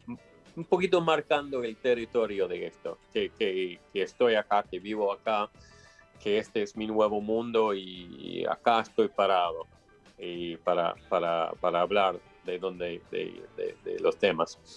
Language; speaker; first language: Spanish; non-native, fluent; English